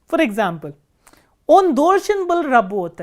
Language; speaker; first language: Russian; non-native, fluent; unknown